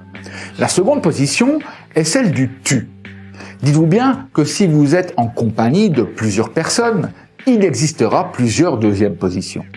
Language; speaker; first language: French; native; French